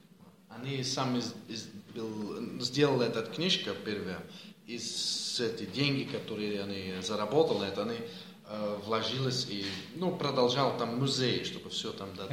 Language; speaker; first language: Russian; non-native, learner; Dutch